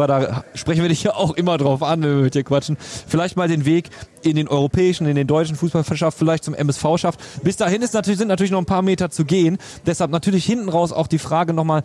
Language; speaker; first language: German; native; German